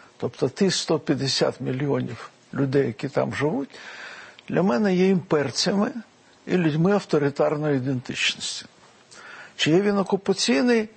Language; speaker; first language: Ukrainian; non-native, local second language; Russian